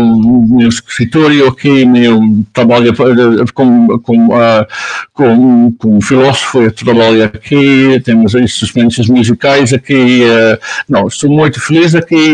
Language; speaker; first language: Portuguese; non-native, learner; Dutch